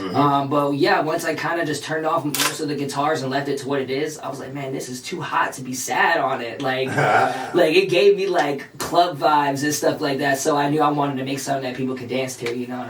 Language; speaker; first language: English; early bilingual, other home language; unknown